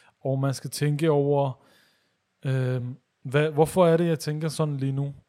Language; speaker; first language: Danish; early bilingual, other home language; Urdu